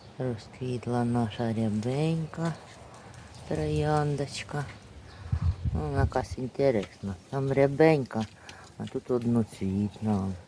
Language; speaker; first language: Ukrainian; native; Ukrainian